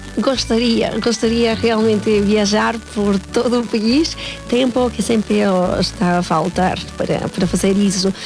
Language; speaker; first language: Portuguese; non-native, fluent; Spanish